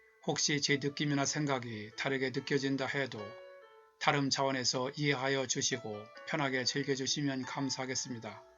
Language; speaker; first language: Korean; native; Korean